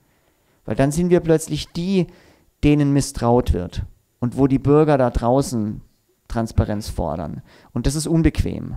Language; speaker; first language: German; native; German